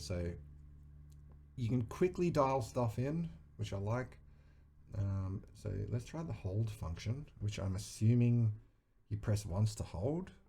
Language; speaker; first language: English; native; English